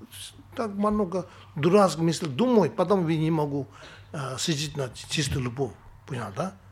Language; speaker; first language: Russian; non-native, learner; Tibetan